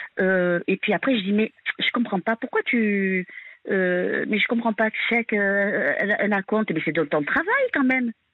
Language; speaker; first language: French; native; French